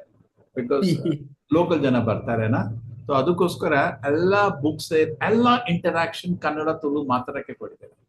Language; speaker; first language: Kannada; non-native, learner; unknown